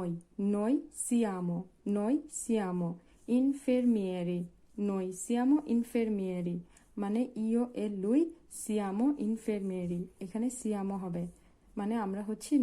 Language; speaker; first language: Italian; non-native, fluent; Bangla